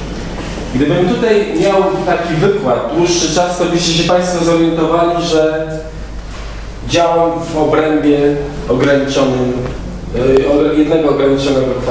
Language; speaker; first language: Polish; native; Polish